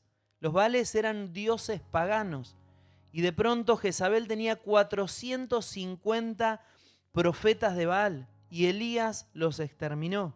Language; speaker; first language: Spanish; native; Spanish